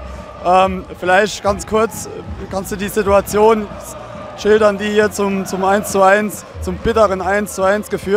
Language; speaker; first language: German; native; German